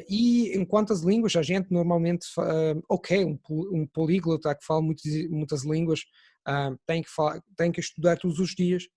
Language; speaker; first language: Portuguese; non-native, fluent; Italian